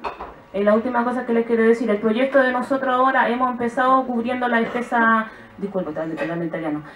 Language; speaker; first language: Spanish; native; Spanish